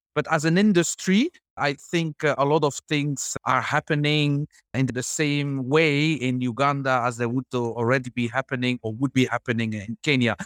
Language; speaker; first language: English; non-native, fluent; Dutch